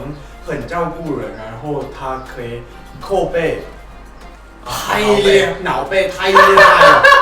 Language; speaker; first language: Chinese; non-native, fluent; Thai